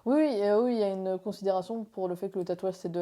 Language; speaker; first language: French; native; French